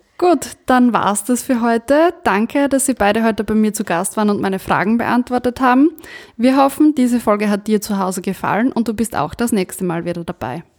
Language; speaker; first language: German; native; German